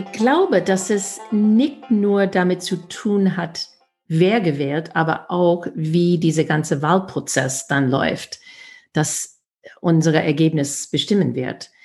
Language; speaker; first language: German; non-native, fluent; English